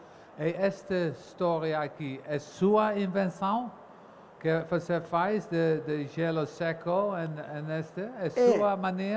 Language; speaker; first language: Portuguese; non-native, learner; Dutch